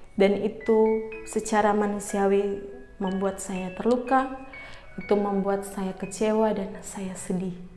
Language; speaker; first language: Indonesian; native; Indonesian